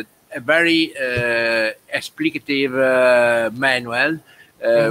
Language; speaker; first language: English; non-native, learner; Italian